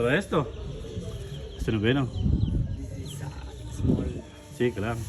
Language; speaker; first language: Spanish; non-native, learner; Filipino